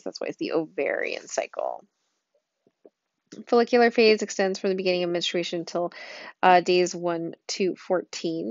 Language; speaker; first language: English; native; English